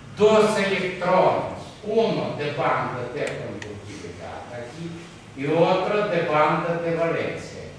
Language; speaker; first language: Spanish; non-native, fluent; Russian